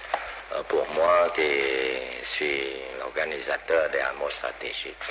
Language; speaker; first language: French; non-native, local second language; Vietnamese